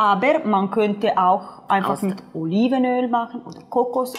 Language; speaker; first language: German; non-native, fluent; Italian